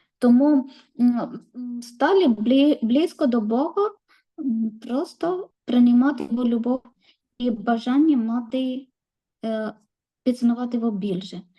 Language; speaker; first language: Ukrainian; non-native, learner; Malayalam